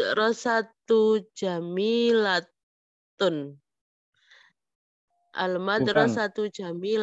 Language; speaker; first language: Arabic; non-native, learner; Indonesian